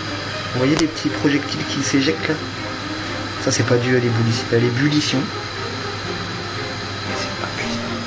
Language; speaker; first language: French; native; French